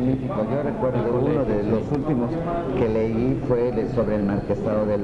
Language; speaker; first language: Spanish; native; Spanish